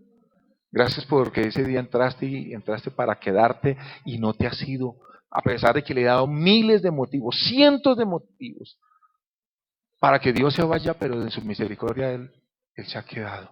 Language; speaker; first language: Spanish; native; Spanish